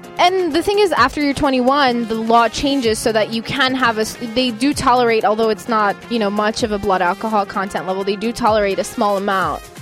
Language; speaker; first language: English; native; English